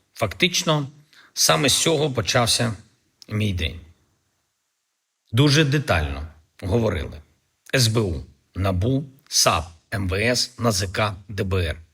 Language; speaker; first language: Ukrainian; native; Ukrainian